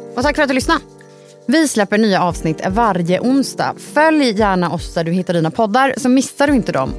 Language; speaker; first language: Swedish; native; Swedish